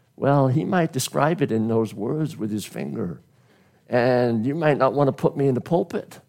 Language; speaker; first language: English; native; English